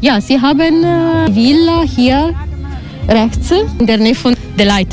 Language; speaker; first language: German; non-native, learner; Italian